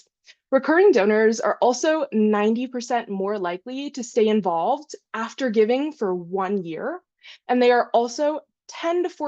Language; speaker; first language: English; native; English